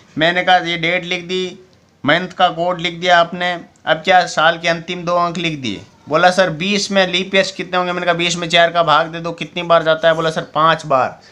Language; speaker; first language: Hindi; native; Hindi